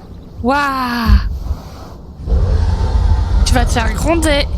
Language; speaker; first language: French; native; French